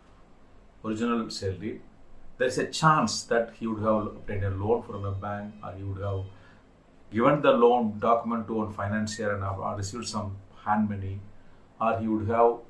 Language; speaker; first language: English; non-native, local second language; Tamil